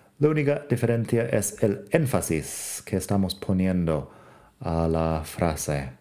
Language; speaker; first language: Spanish; non-native, fluent; English